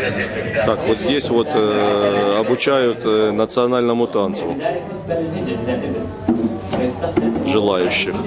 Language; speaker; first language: Russian; native; Russian